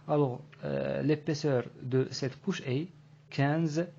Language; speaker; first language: French; non-native, local second language; Arabic